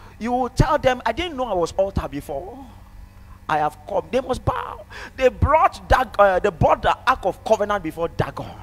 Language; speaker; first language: English; non-native, local second language; Yoruba